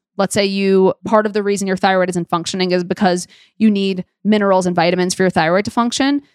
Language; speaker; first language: English; native; English